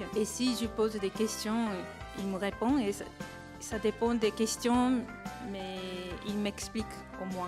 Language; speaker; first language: French; non-native, fluent; Japanese